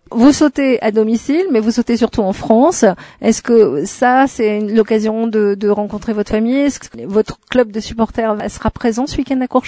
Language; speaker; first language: French; native; French